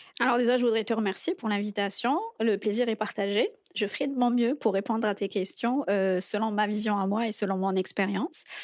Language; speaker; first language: French; non-native, local second language; Arabic